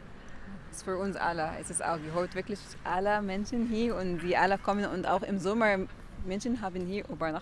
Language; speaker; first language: German; non-native, learner; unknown